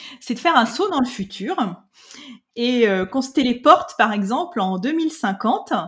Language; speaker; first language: French; native; French